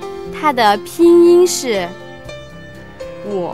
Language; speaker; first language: Chinese; native; Chinese